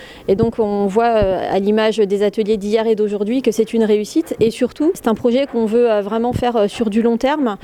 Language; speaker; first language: French; native; French